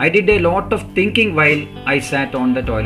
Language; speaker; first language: English; non-native, local second language; Malayalam